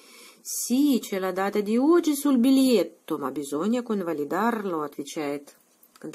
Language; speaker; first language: Italian; non-native, fluent; Russian